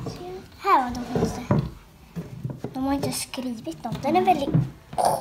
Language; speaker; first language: Swedish; non-native, learner; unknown